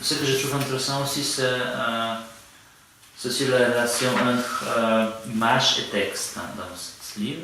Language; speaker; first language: French; non-native, fluent; Polish